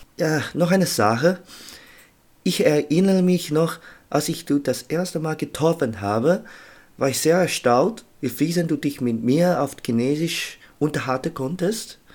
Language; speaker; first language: German; non-native, learner; Chinese